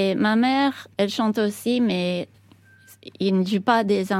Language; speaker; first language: French; non-native, learner; English